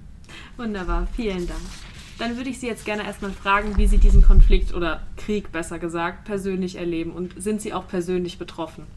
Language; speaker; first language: German; native; German